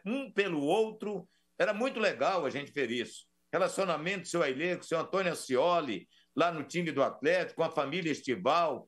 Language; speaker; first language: Portuguese; native; Portuguese